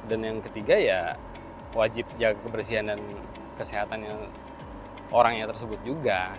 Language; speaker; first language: Indonesian; native; Indonesian